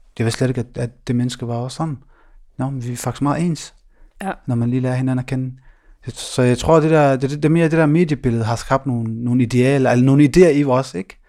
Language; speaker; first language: Danish; early bilingual, other home language; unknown